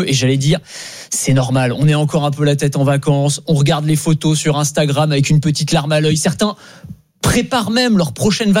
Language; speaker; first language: French; native; French